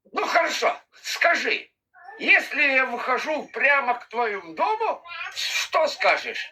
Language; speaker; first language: Russian; non-native, learner; Lithuanian